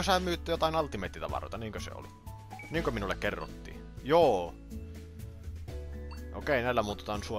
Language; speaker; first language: Finnish; native; Finnish